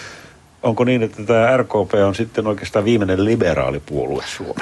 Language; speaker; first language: Finnish; native; Finnish